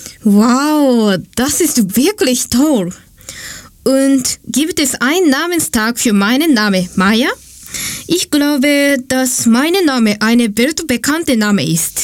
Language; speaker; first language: German; non-native, learner; Japanese